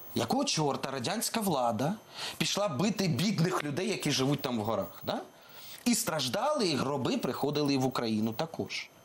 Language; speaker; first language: Ukrainian; non-native, local second language; Russian